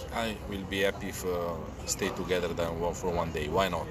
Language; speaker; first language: English; non-native, learner; Italian